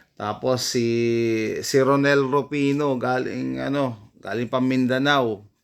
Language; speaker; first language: Filipino; native; Filipino